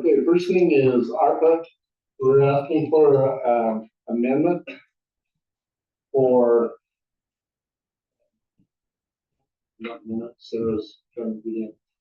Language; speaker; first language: English; native; English